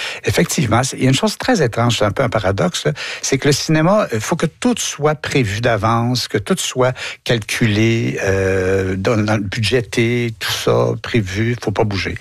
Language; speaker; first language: French; native; French